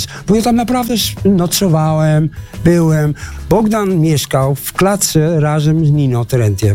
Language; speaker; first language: Polish; non-native, fluent; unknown